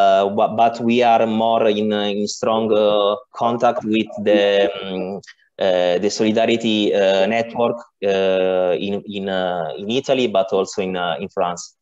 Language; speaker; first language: English; non-native, learner; Italian